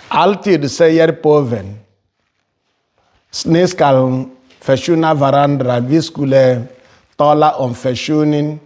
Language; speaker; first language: Swedish; non-native, fluent; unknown